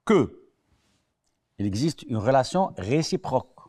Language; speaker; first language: French; non-native, fluent; Arabic